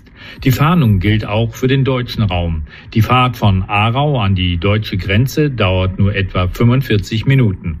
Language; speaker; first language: German; native; German